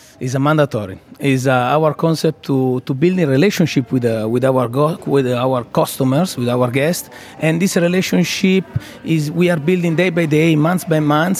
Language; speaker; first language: English; non-native, fluent; Italian